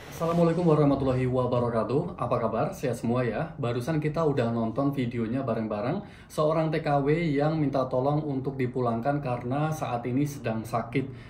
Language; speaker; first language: Indonesian; native; Indonesian